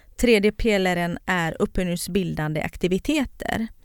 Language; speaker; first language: Swedish; non-native, fluent; Kurdish